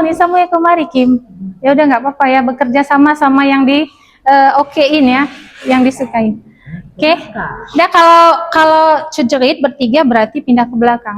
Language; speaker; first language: Indonesian; native; Indonesian